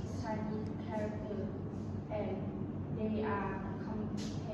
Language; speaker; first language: English; non-native, learner; Lao